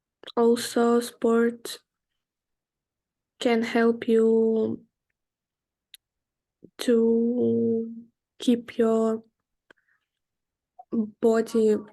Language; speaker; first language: English; non-native, learner; Russian